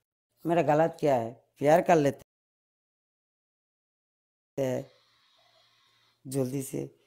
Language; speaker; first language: Hindi; non-native, learner; Bangla